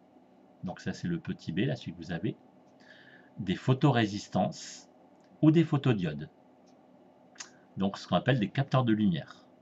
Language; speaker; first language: French; native; French